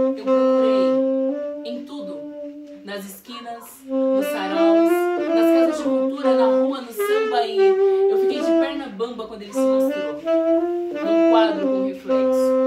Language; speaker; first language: Portuguese; native; Portuguese